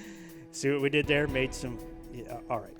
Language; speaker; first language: English; native; English